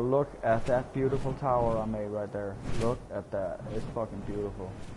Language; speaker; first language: English; non-native, fluent; Danish